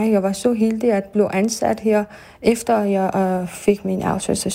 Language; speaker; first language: Danish; non-native, fluent; Persian